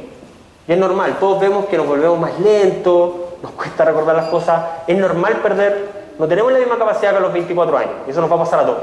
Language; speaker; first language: Spanish; native; Spanish